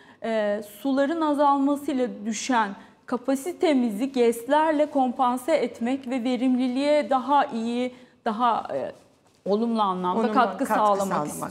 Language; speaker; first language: Turkish; native; Turkish